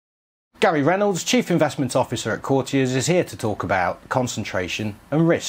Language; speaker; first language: English; native; English